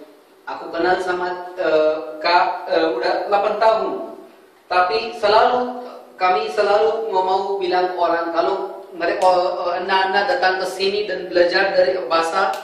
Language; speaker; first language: Indonesian; non-native, fluent; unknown